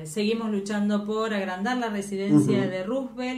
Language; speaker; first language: Spanish; native; Spanish